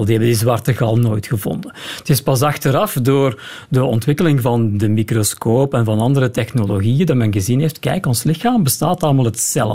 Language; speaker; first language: Dutch; native; Dutch